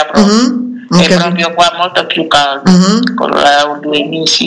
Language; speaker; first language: Italian; non-native, learner; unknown